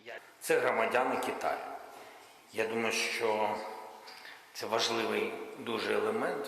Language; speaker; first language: Ukrainian; non-native, local second language; Russian